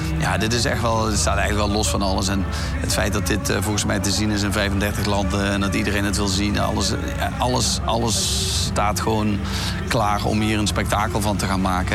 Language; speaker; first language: Dutch; native; Dutch